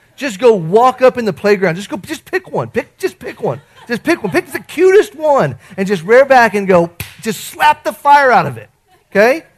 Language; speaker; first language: English; native; English